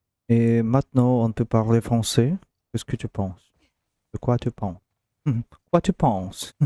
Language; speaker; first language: French; non-native, learner; Russian